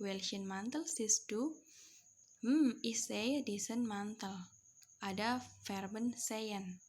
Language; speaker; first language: German; non-native, fluent; Indonesian